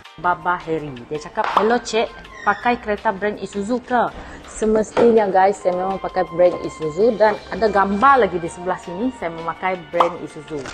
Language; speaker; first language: Malay; non-native, local second language; Iban